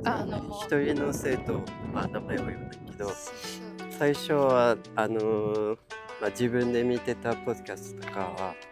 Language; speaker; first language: Japanese; non-native, fluent; English